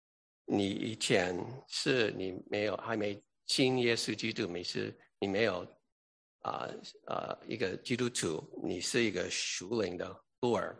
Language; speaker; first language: Chinese; early bilingual, heritage; English